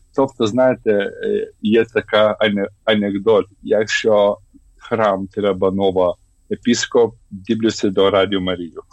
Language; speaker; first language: Ukrainian; non-native, learner; Lithuanian